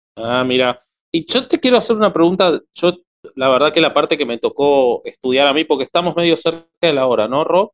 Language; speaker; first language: Spanish; native; Spanish